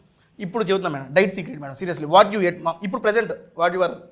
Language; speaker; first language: Telugu; native; Telugu